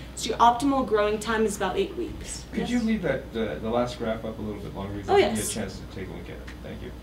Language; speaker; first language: English; native; English